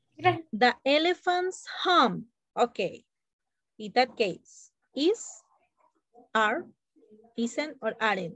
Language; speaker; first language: English; non-native, learner; Spanish